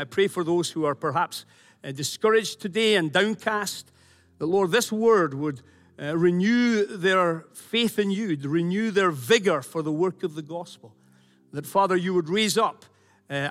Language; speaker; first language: English; native; English